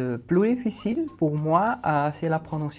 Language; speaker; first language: French; non-native, learner; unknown